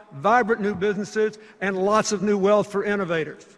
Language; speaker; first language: English; native; English